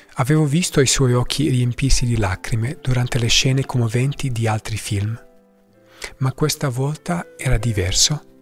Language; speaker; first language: Italian; non-native, fluent; English